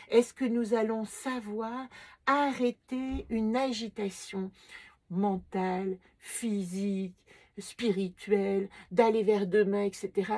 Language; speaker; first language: French; native; French